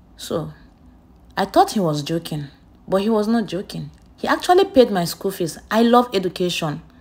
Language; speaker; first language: English; non-native, local second language; Igbo